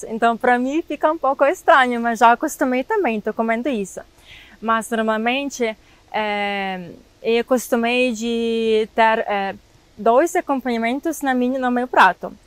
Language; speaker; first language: Portuguese; non-native, fluent; Ukrainian